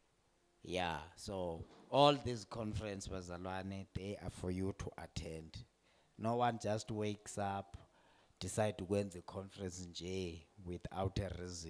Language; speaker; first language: English; non-native, local second language; Xhosa